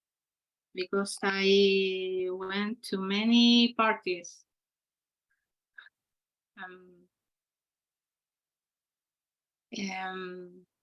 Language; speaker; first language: English; non-native, learner; Spanish